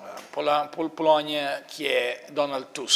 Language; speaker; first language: French; non-native, fluent; Italian